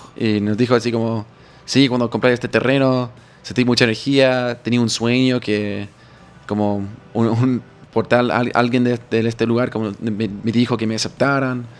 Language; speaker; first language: Spanish; non-native, fluent; English